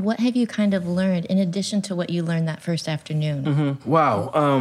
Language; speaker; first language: English; native; English